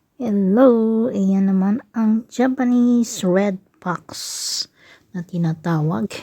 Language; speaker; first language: Filipino; native; Filipino